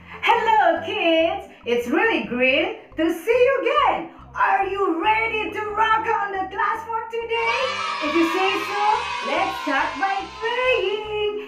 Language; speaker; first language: English; non-native, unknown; Indonesian